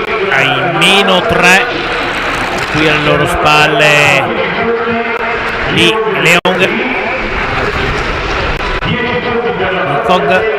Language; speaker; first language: Italian; native; Italian